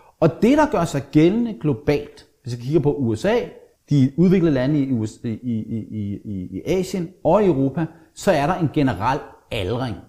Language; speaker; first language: Danish; native; Danish